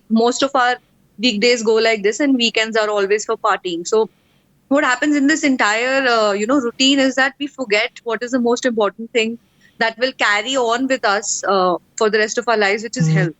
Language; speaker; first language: English; non-native, local second language; Hindi